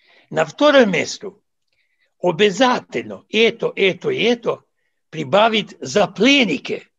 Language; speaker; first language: Russian; non-native, fluent; Serbian